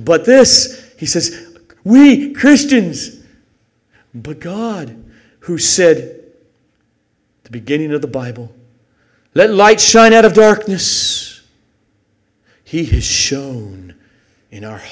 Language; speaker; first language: English; native; English